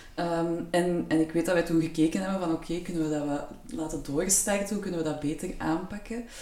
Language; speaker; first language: Dutch; native; Dutch